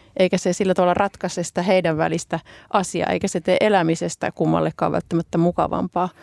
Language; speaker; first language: Finnish; native; Finnish